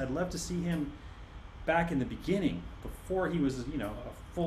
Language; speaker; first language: English; native; English